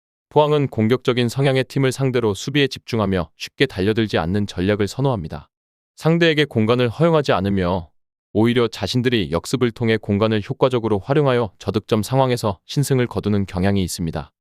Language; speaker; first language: Korean; native; Korean